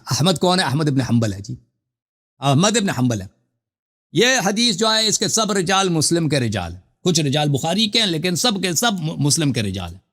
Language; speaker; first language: Urdu; non-native, fluent; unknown